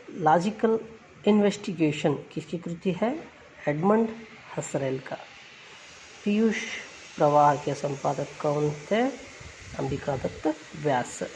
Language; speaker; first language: Hindi; non-native, local second language; Kannada